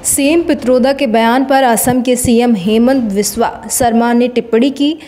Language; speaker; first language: Hindi; native; Hindi